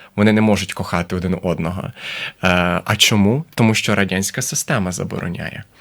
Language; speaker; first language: Ukrainian; native; Ukrainian